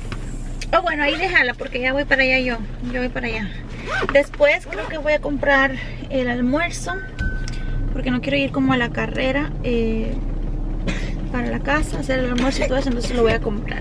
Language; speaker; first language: Spanish; native; Spanish